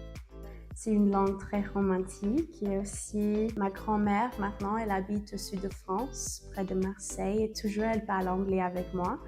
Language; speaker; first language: French; non-native, learner; English